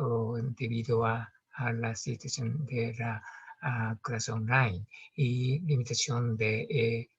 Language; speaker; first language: Spanish; non-native, learner; Japanese